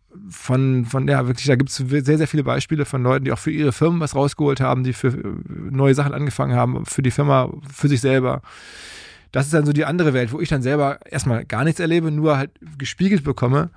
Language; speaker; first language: German; native; German